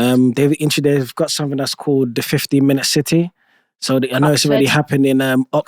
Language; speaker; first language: English; native; English